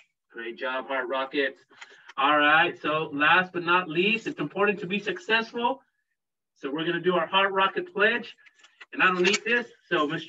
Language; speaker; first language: English; native; English